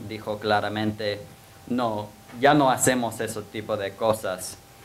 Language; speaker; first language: Spanish; non-native, fluent; English